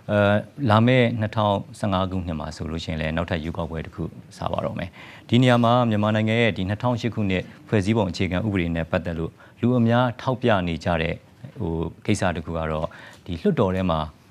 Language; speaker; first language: Burmese; native; Burmese